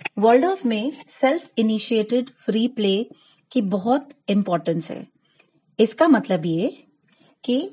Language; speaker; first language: Hindi; non-native, local second language; Gujarati